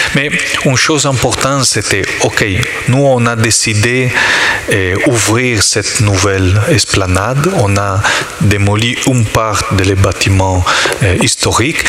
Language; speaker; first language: French; non-native, learner; Italian